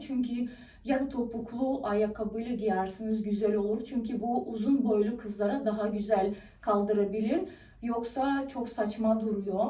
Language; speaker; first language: Turkish; non-native, fluent; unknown